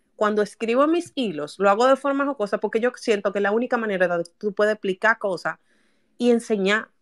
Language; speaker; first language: Spanish; native; Spanish